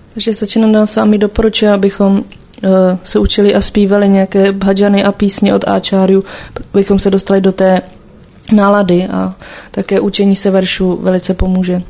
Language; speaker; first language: Czech; native; Czech